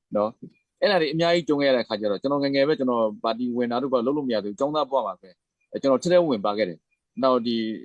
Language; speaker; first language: Burmese; native; Burmese